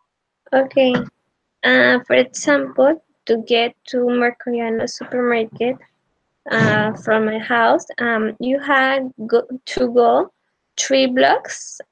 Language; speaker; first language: English; non-native, learner; Spanish